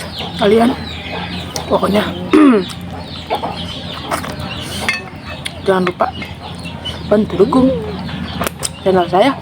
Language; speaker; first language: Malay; non-native, local second language; Sundanese